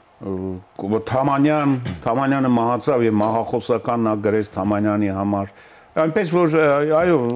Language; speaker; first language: Armenian; native; Armenian